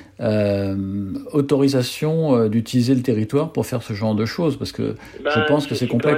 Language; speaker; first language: French; native; French